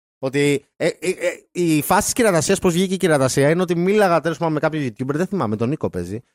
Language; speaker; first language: Greek; native; Greek